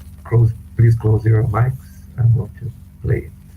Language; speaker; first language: English; non-native, fluent; Portuguese